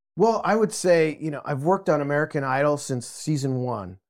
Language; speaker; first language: English; native; English